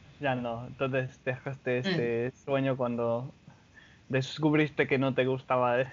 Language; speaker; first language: Spanish; non-native, fluent; English